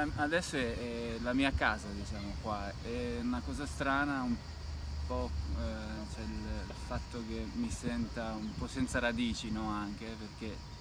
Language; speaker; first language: Italian; non-native, fluent; Romanian